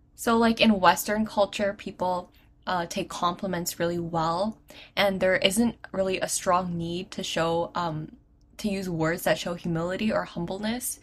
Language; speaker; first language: English; early bilingual, other home language; Chinese